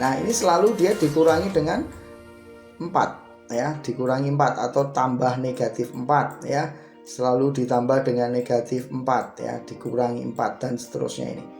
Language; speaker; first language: Indonesian; native; Indonesian